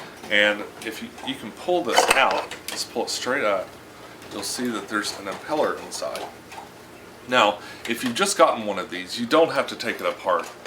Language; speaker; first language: English; native; English